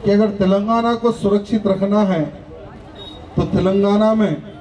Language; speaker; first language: Hindi; non-native, local second language; Telugu